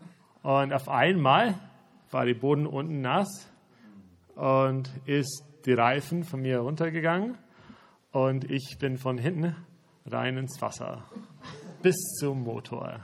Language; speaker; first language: German; non-native, fluent; English